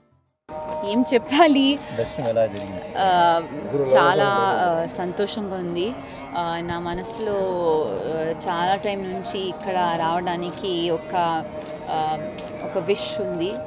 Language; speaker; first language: Telugu; non-native, local second language; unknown